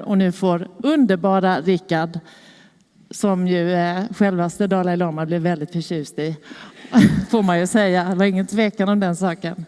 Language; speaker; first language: Swedish; native; Swedish